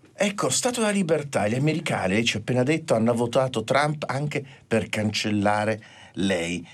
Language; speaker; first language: Italian; native; Italian